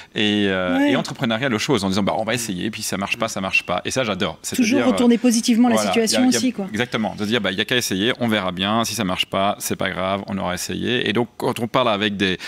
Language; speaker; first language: French; native; French